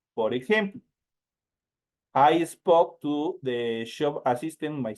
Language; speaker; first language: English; non-native, learner; Spanish